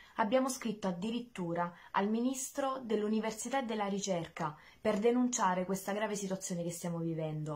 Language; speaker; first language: Italian; native; Italian